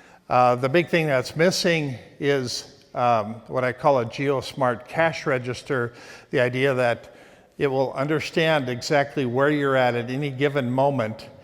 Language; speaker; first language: English; native; English